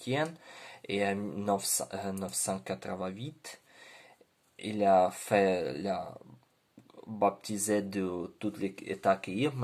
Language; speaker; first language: French; non-native, learner; Ukrainian